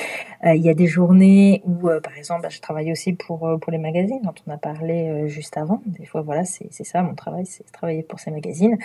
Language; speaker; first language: French; native; French